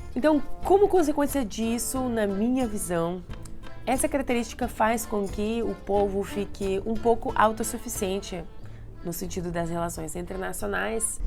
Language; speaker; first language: Portuguese; non-native, fluent; Russian